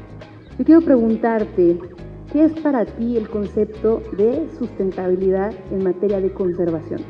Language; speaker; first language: Spanish; native; Spanish